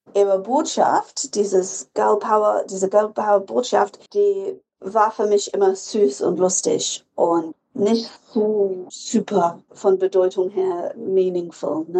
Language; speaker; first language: German; non-native, fluent; English